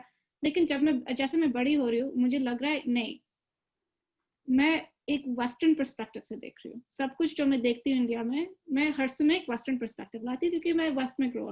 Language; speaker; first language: Hindi; early bilingual, other home language; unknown